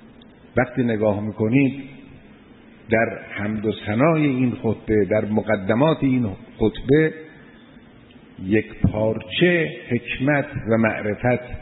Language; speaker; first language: Persian; native; Persian